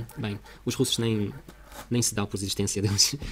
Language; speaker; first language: Portuguese; non-native, fluent; Russian